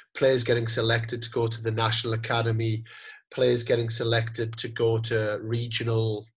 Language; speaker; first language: English; native; English